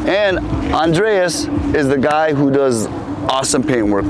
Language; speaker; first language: English; early bilingual, other home language; Korean